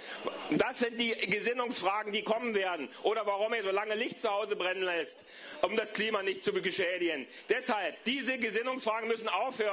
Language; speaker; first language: German; native; German